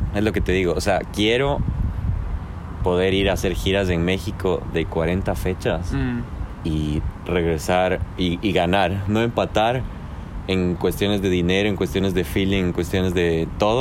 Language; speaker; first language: Spanish; native; Spanish